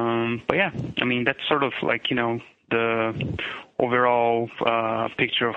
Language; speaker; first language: English; non-native, fluent; Portuguese